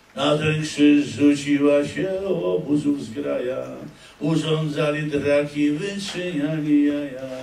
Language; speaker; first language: Polish; native; Polish